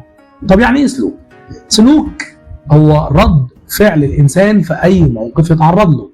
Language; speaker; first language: Arabic; native; Arabic